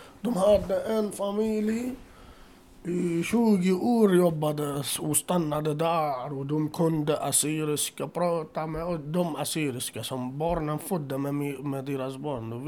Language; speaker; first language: Swedish; non-native, learner; Assyrian Neo-Aramaic